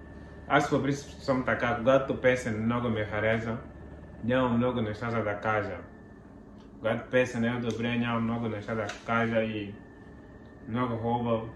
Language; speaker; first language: Bulgarian; non-native, learner; Portuguese